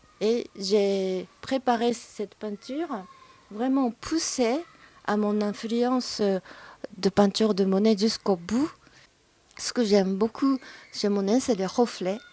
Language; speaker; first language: French; non-native, fluent; Japanese